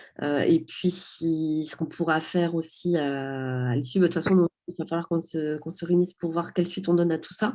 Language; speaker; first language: French; native; French